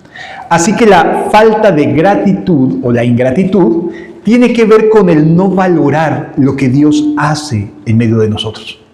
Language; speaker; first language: Spanish; native; Spanish